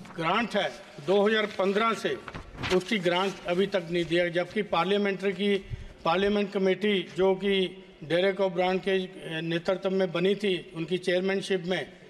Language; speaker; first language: Hindi; native; Hindi